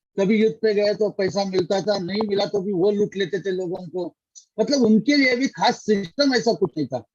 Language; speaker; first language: Hindi; non-native, local second language; Marathi